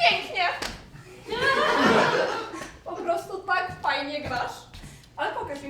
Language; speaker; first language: Polish; early bilingual, heritage; English